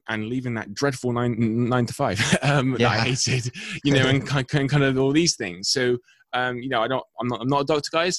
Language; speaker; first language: English; native; English